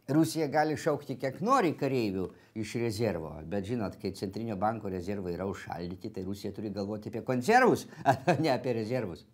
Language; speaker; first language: Lithuanian; native; Lithuanian